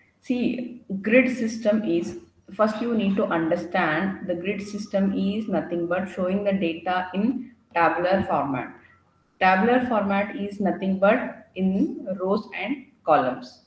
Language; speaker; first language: English; non-native, local second language; Kannada